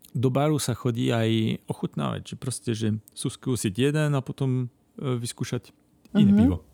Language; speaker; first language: Slovak; non-native, fluent; French